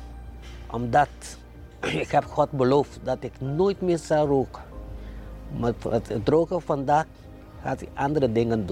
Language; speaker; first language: Dutch; non-native, fluent; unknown